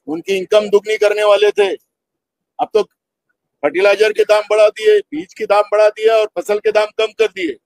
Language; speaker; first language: Hindi; non-native, local second language; Marathi